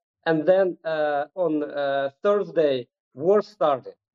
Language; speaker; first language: English; non-native, fluent; Ukrainian